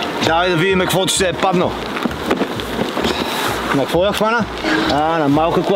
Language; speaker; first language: Bulgarian; native; Bulgarian